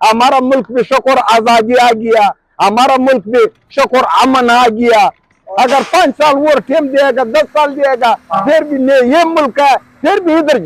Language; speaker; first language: Hindi; early bilingual, other home language; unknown